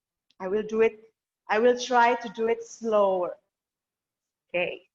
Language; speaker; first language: English; non-native, learner; Indonesian